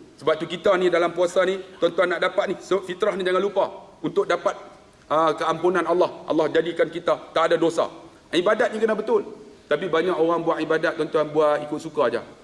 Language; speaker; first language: Malay; native; Malay